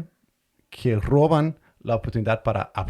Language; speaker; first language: Spanish; non-native, fluent; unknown